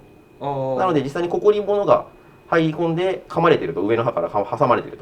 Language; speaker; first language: Japanese; native; Japanese